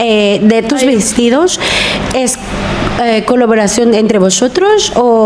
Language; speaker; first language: Spanish; non-native, fluent; Filipino